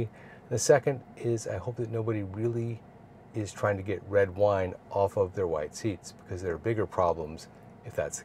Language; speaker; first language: English; native; English